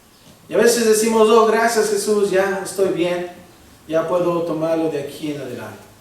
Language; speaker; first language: Spanish; early bilingual, heritage; Spanish